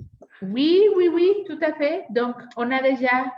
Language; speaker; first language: French; non-native, fluent; Spanish